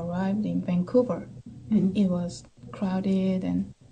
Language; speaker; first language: English; non-native, learner; Korean